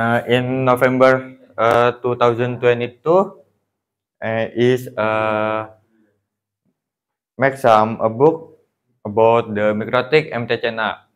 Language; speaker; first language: English; non-native, learner; Indonesian